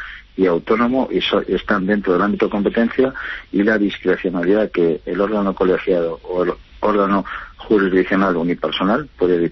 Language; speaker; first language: Spanish; native; Spanish